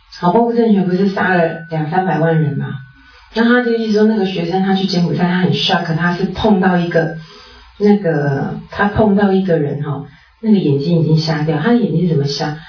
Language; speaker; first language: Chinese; native; Chinese